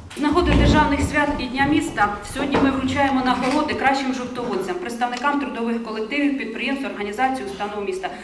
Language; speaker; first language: Ukrainian; native; Ukrainian